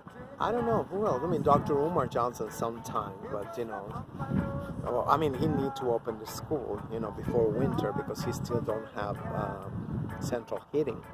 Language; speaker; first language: English; non-native, fluent; Spanish